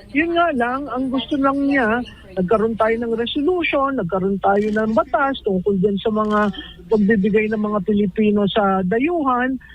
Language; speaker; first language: Filipino; native; Filipino